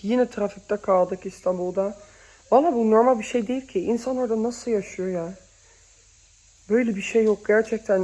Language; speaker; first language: Turkish; early bilingual, heritage; Turkish